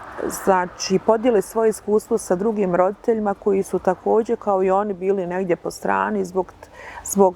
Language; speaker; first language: Bosnian; native; Bosnian